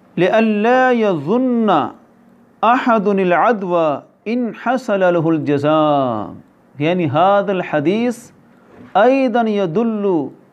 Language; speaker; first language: Arabic; non-native, fluent; Urdu